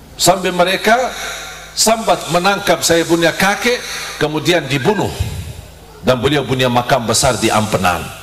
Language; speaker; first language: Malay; non-native, fluent; Arabic